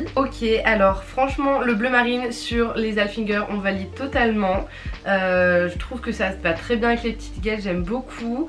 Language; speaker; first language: French; native; French